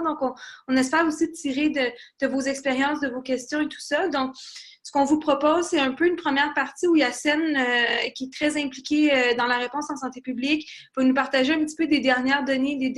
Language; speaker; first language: French; native; French